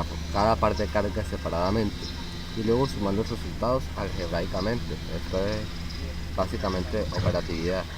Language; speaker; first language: Spanish; native; Spanish